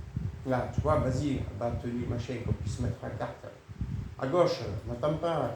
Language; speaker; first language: French; native; French